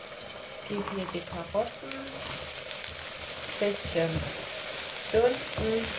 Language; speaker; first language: German; non-native, fluent; Persian